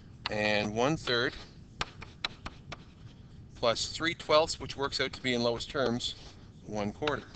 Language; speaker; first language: English; native; English